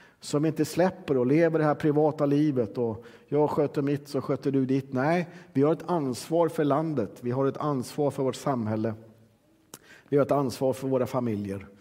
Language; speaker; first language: Swedish; native; Swedish